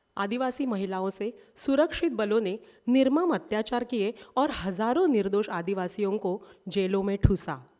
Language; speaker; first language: Hindi; non-native, local second language; Marathi